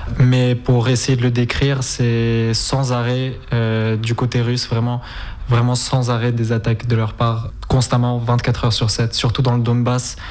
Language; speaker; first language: French; non-native, fluent; Spanish